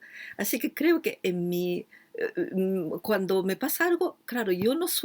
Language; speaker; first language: Spanish; non-native, fluent; Japanese